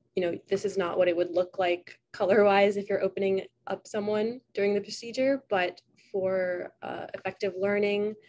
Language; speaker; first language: English; native; English